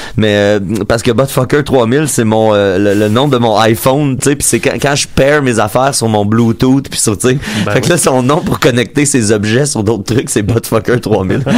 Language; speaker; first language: French; native; French